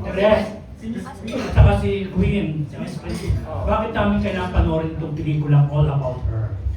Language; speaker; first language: Filipino; native; Filipino